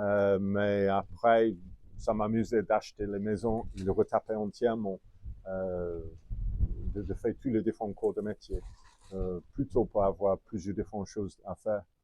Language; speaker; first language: French; non-native, fluent; English